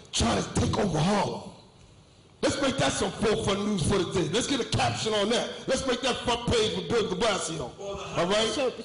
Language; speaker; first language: English; native; English